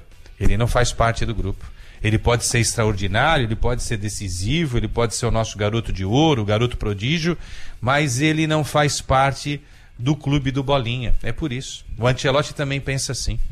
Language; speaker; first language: Portuguese; native; Portuguese